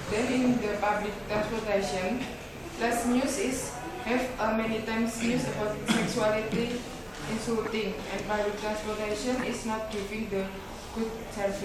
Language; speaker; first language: English; non-native, learner; Indonesian